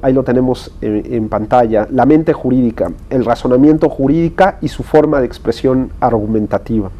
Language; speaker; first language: Spanish; native; Spanish